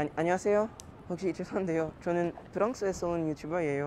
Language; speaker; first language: Korean; non-native, learner; French